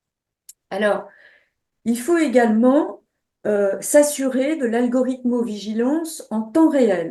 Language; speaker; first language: French; native; French